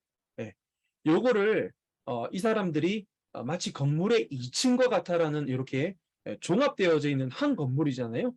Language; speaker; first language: Korean; native; Korean